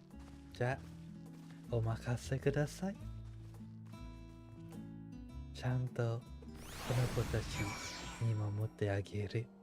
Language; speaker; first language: Japanese; non-native, fluent; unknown